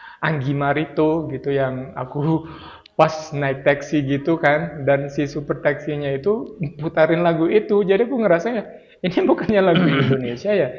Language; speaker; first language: Indonesian; native; Indonesian